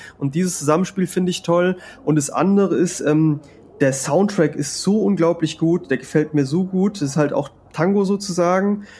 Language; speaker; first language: German; early bilingual, other home language; Spanish